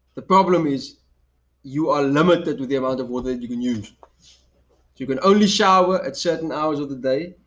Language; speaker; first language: English; non-native, local second language; Afrikaans